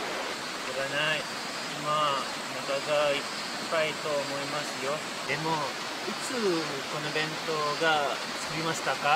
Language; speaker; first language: Japanese; non-native, learner; Malay